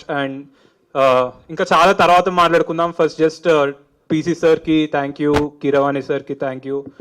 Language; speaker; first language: Telugu; native; Telugu